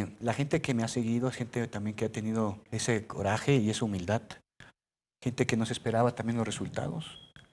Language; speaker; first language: Spanish; early bilingual, heritage; Spanish